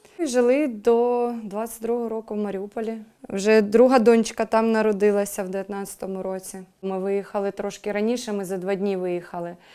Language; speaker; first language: Ukrainian; non-native, local second language; Russian